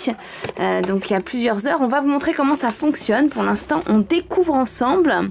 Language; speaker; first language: French; native; French